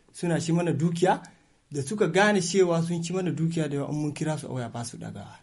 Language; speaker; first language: Hausa; non-native, local second language; Fula